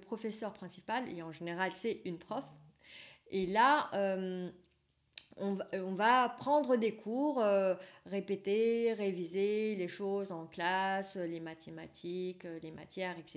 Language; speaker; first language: French; non-native, fluent; Vietnamese